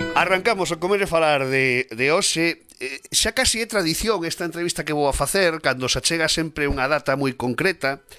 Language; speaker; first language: Galician; non-native, local second language; Spanish